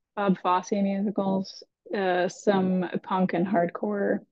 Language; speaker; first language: English; native; English